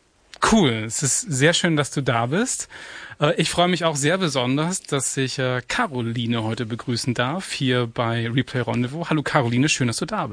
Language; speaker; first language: German; native; German